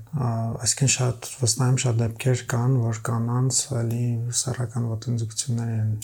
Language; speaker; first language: Armenian; native; Armenian